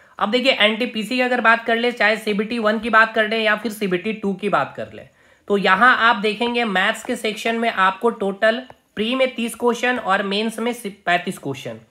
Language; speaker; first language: Hindi; native; Hindi